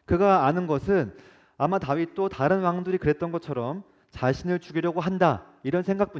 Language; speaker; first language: Korean; native; Korean